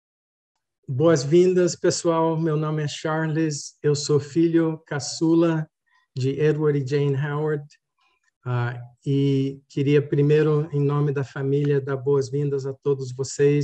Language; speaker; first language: Portuguese; early bilingual, other home language; English